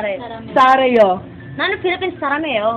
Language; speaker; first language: Korean; non-native, learner; Filipino